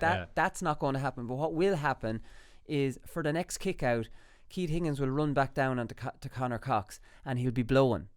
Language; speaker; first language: English; native; English